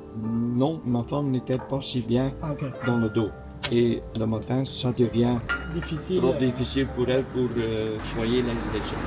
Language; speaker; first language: French; non-native, local second language; Dutch